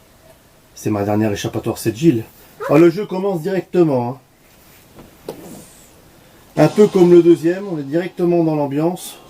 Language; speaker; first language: French; native; French